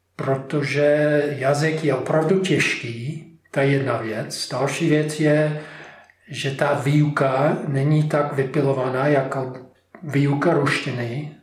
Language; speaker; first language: Czech; non-native, fluent; English